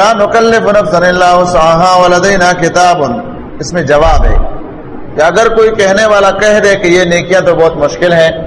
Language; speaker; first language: Urdu; non-native, local second language; Pashto